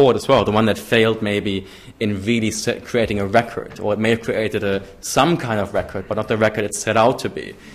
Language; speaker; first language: English; non-native, fluent; German